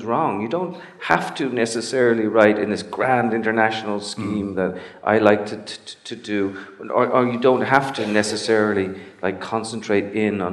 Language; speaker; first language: English; native; English